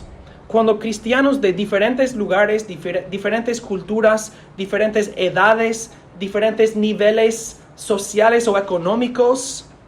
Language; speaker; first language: Spanish; non-native, fluent; English